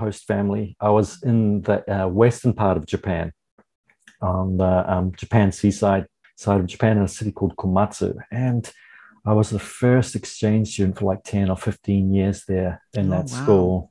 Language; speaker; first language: English; native; English